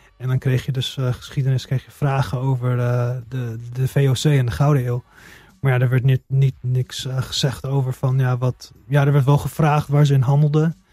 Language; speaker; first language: Dutch; early bilingual, heritage; Dutch